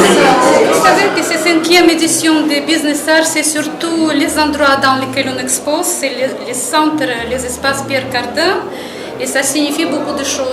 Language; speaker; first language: French; non-native, fluent; Russian